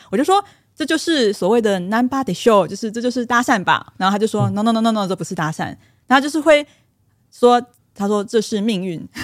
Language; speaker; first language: Chinese; native; Chinese